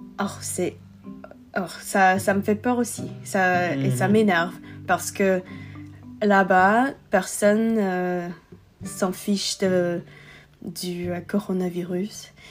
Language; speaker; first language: French; non-native, learner; English